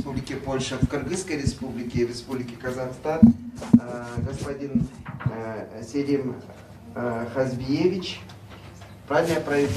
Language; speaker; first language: Russian; non-native, local second language; Kyrgyz